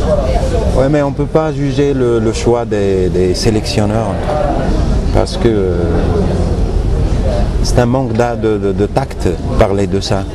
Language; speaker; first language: French; non-native, local second language; Arabic